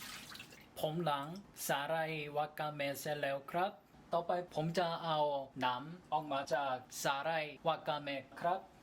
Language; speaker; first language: Thai; non-native, learner; Korean